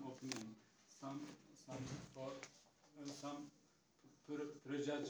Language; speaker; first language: English; non-native, learner; Turkish